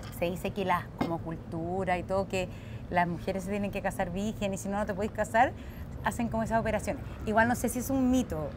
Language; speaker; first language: Spanish; native; Spanish